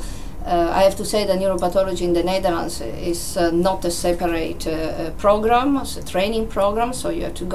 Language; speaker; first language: English; non-native, fluent; Italian